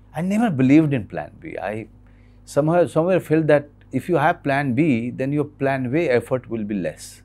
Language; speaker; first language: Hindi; native; Hindi